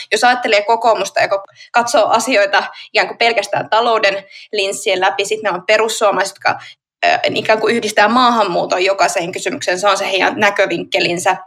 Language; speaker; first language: Finnish; native; Finnish